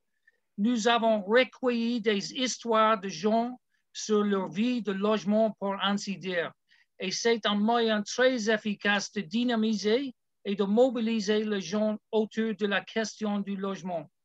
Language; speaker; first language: French; non-native, learner; English